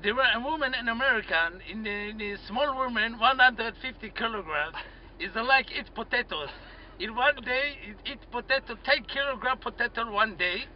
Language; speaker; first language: English; non-native, learner; Hebrew